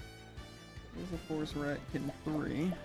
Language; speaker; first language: English; native; English